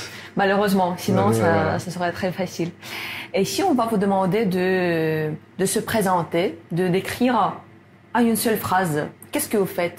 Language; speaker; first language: French; non-native, fluent; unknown